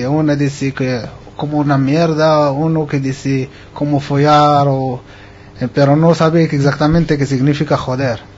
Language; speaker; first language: Spanish; non-native, learner; Arabic